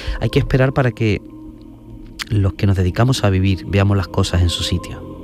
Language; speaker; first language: Spanish; native; Spanish